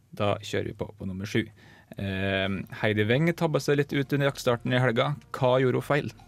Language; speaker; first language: Norwegian; native; Norwegian